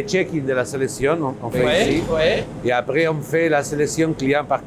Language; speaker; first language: French; non-native, learner; Basque